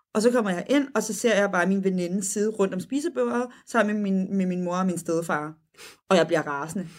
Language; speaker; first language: Danish; early bilingual, other home language; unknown